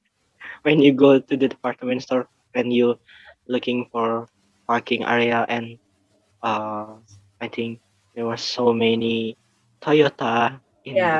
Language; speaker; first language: English; non-native, learner; Indonesian